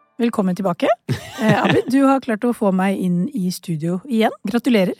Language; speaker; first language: Norwegian; early bilingual, other home language; Urdu